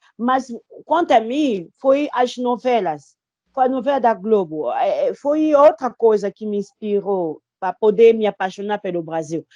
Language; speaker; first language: Portuguese; non-native, fluent; Lingala